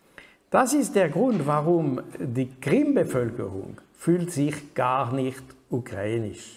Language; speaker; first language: German; non-native, fluent; French